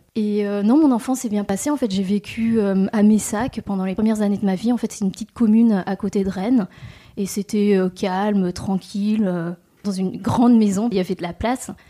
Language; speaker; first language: French; native; French